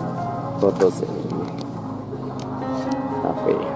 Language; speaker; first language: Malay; non-native, local second language; Javanese